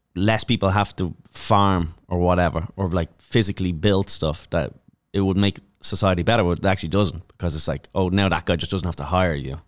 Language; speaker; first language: English; native; English